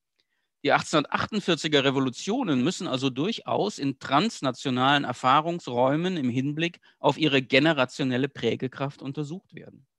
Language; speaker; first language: German; native; German